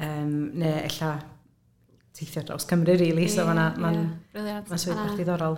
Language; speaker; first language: Welsh; native; Welsh